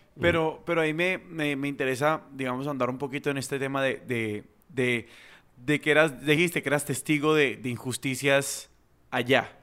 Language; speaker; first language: Spanish; native; Spanish